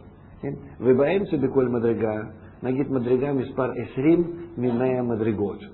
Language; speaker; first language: Hebrew; non-native, fluent; Russian